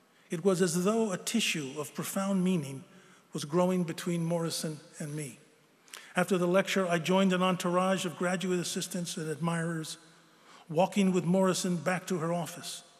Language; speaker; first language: English; native; English